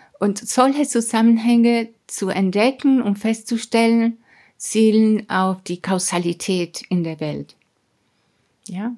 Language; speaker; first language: German; non-native, fluent; Spanish